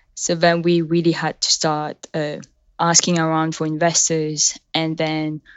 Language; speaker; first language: English; non-native, fluent; French